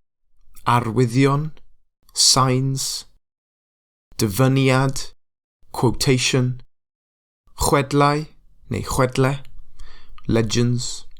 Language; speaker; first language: Welsh; non-native, local second language; English